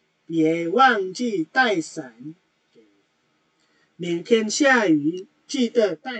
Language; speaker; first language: Chinese; non-native, fluent; Indonesian